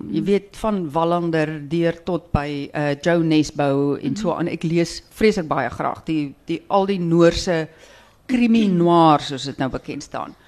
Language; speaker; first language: Afrikaans; native; Afrikaans